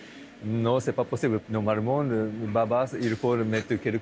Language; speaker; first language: French; non-native, learner; Japanese